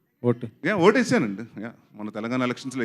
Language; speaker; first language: Telugu; native; Telugu